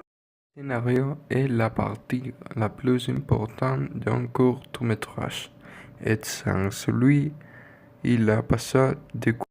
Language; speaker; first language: French; non-native, learner; Spanish